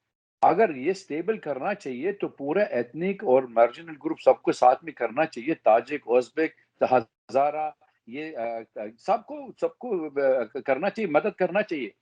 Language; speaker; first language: Hindi; non-native, fluent; Arabic